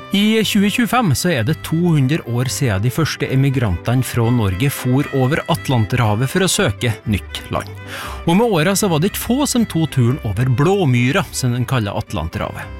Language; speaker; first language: Norwegian; native; Norwegian